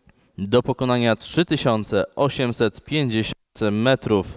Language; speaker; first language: Polish; native; Polish